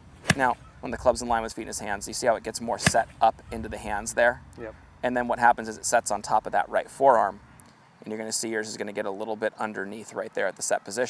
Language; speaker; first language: English; native; English